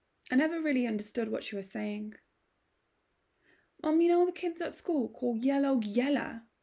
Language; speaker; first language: English; early bilingual, other home language; Punjabi